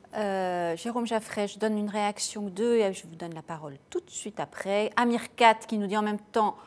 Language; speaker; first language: French; native; French